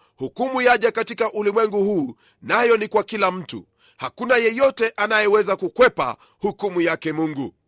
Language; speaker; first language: Swahili; non-native, local second language; Luyia